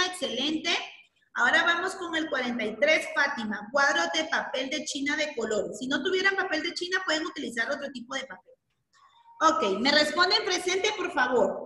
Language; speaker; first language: Spanish; native; Spanish